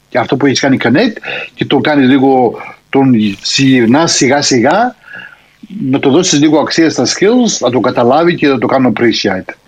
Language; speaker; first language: Greek; early bilingual, heritage; Greek